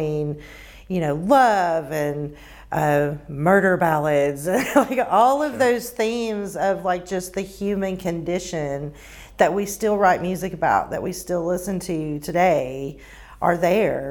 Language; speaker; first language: English; native; English